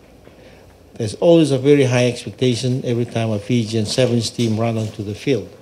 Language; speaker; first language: English; non-native, local second language; Fijian